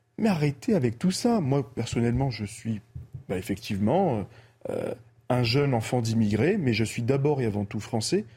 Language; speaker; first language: French; early bilingual, other home language; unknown